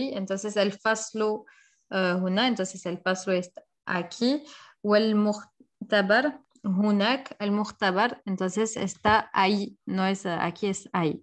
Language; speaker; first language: Spanish; non-native, fluent; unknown